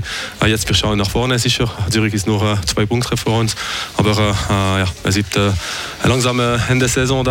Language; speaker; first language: German; non-native, fluent; French